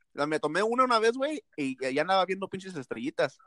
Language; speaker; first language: Spanish; early bilingual, heritage; Spanish